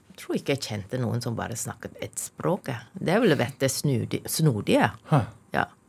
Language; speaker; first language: Norwegian; non-native, fluent; Chinese